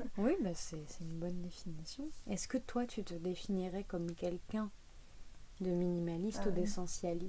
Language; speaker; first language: French; native; French